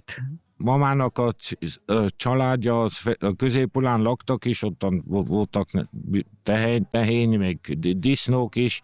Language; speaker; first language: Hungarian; early bilingual, heritage; Hungarian